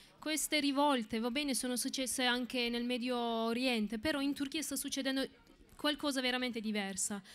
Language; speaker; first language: Italian; non-native, fluent; Turkish